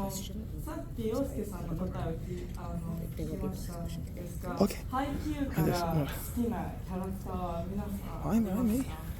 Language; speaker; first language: Japanese; non-native, fluent; English